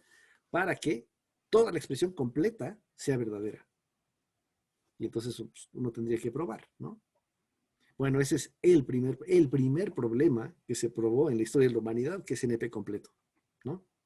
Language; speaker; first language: Spanish; native; Spanish